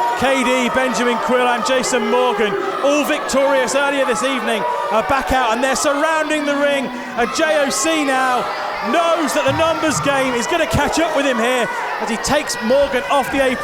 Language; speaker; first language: English; native; English